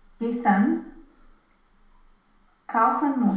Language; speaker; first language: German; non-native, learner; Romanian